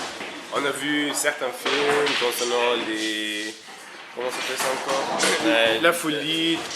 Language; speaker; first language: French; non-native, fluent; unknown